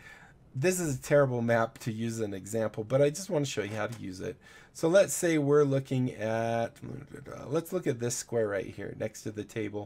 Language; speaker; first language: English; native; English